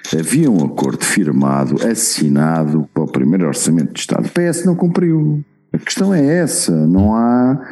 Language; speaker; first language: Portuguese; native; Portuguese